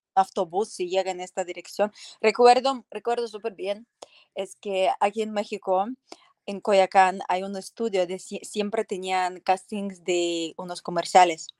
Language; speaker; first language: Spanish; non-native, fluent; Ukrainian